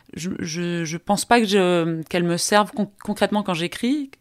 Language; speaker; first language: French; early bilingual, heritage; Spanish